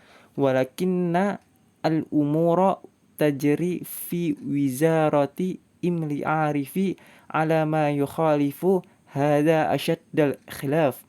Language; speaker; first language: Arabic; non-native, learner; Indonesian